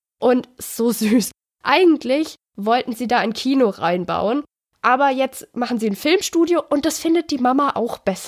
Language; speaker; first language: German; native; German